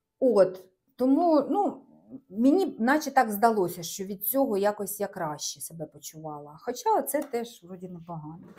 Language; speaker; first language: Ukrainian; non-native, local second language; Russian